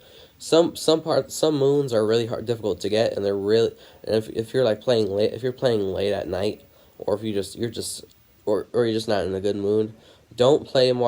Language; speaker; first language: English; native; English